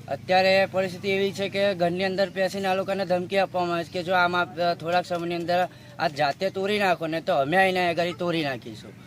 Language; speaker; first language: Gujarati; native; Gujarati